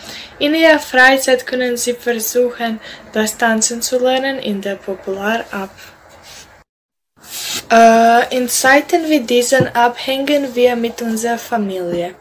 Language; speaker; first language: German; non-native, learner; Croatian